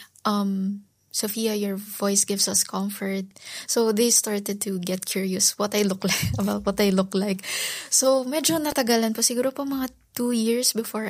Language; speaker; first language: English; non-native, local second language; Filipino